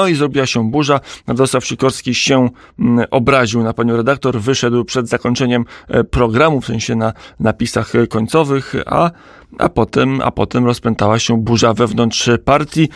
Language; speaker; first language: Polish; native; Polish